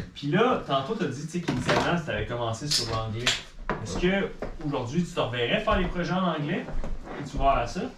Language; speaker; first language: French; native; French